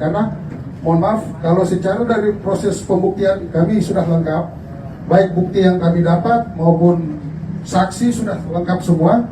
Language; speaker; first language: Indonesian; native; Indonesian